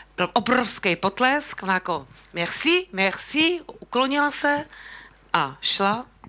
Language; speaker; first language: Czech; native; Czech